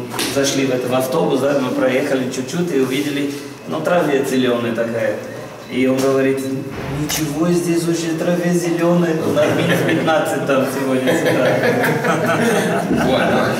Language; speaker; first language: Russian; non-native, fluent; Portuguese